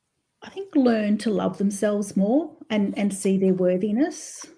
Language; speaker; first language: English; native; English